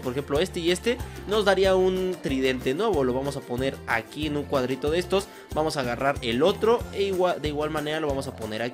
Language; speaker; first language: Spanish; native; Spanish